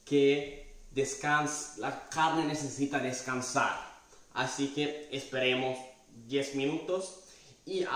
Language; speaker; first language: Spanish; non-native, fluent; Italian